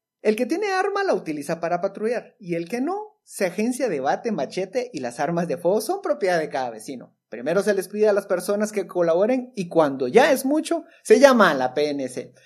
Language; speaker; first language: Spanish; native; Spanish